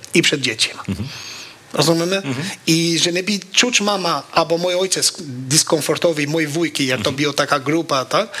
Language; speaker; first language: Polish; non-native, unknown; Albanian